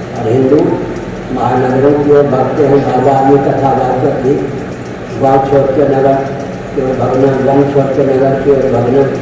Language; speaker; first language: Hindi; non-native, local second language; Maithili